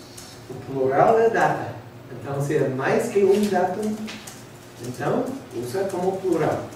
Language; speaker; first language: Portuguese; non-native, fluent; English